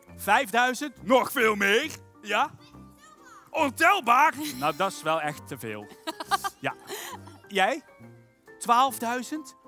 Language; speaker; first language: Dutch; native; Dutch